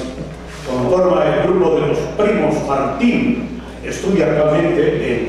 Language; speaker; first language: Spanish; native; Spanish